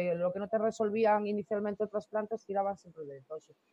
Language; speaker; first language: Spanish; native; Spanish